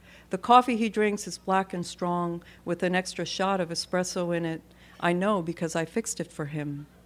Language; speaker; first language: English; native; English